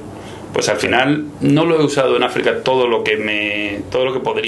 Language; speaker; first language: Spanish; native; Spanish